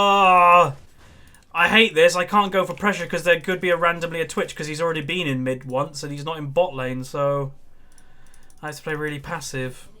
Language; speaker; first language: English; native; English